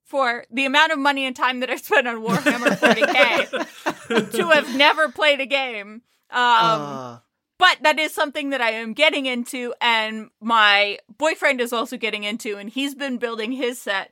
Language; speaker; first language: English; native; English